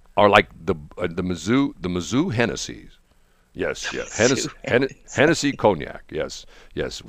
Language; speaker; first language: English; early bilingual, other home language; German